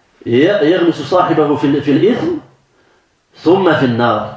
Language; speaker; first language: Arabic; non-native, fluent; French